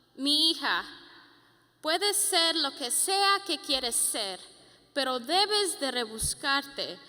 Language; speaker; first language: Spanish; early bilingual, heritage; Spanish